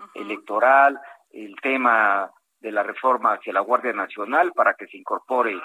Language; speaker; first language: Spanish; native; Spanish